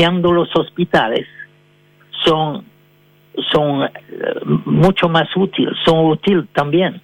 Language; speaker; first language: Spanish; non-native, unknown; French